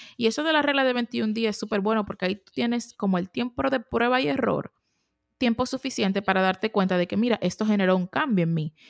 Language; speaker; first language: Spanish; native; Spanish